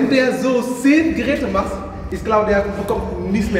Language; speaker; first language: German; non-native, learner; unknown